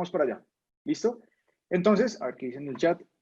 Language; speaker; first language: Spanish; native; Spanish